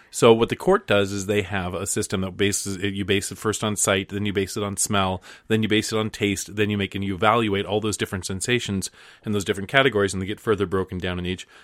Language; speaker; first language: English; native; English